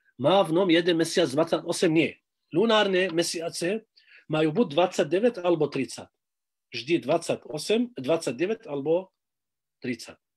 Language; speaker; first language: Slovak; non-native, fluent; Arabic